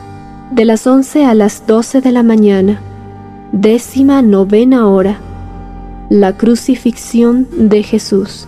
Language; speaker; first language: Spanish; native; Spanish